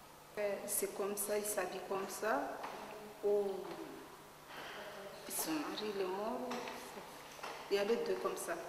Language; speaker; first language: French; non-native, learner; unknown